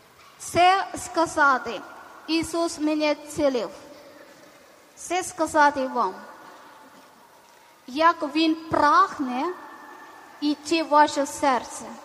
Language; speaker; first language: Ukrainian; non-native, learner; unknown